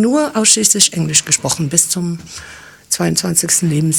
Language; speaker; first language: German; non-native, fluent; English